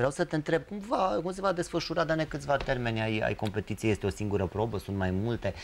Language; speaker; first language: Romanian; native; Romanian